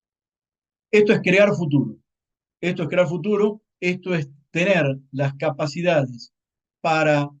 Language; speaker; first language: Spanish; native; Spanish